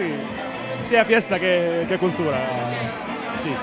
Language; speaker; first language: Spanish; non-native, fluent; Italian